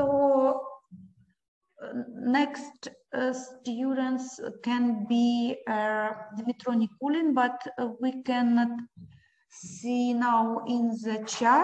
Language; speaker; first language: English; non-native, learner; Ukrainian